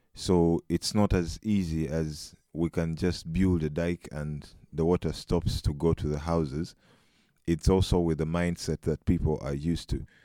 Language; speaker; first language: English; non-native, local second language; Ganda